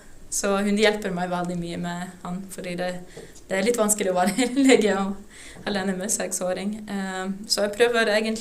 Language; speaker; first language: Norwegian; non-native, fluent; Ukrainian